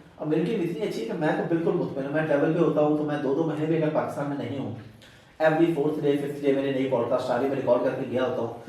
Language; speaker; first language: Urdu; non-native, local second language; Punjabi